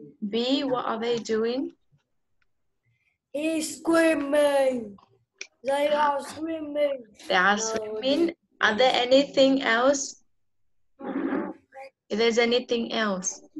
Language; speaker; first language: English; non-native, learner; Vietnamese